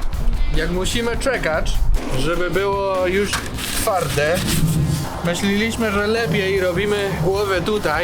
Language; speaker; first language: Polish; non-native, learner; Spanish